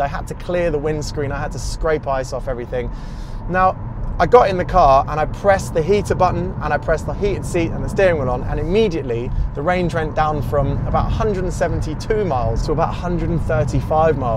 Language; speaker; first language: English; native; English